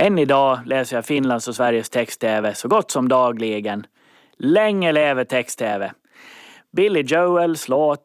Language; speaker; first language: Swedish; native; Swedish